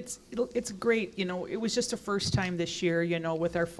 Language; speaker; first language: English; native; English